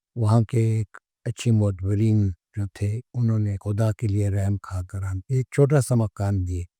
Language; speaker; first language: Urdu; non-native, local second language; Punjabi